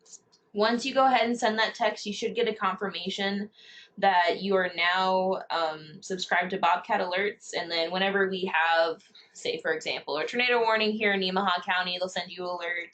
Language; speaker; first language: English; native; English